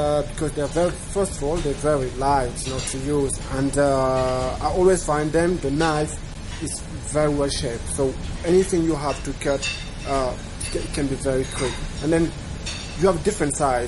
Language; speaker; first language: English; non-native, fluent; French